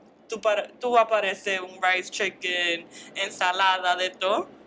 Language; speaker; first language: Spanish; early bilingual, heritage; Spanish